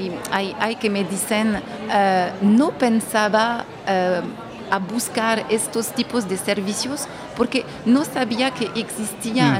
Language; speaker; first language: Spanish; non-native, fluent; French